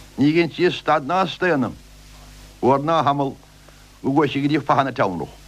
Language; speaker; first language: Irish; native; Irish